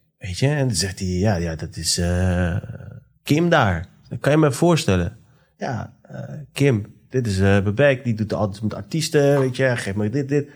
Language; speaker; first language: Dutch; early bilingual, other home language; Persian